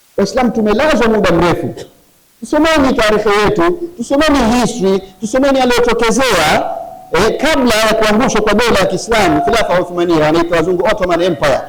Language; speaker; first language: Swahili; native; Swahili